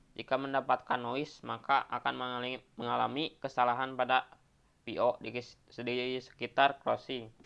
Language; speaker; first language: Indonesian; native; Indonesian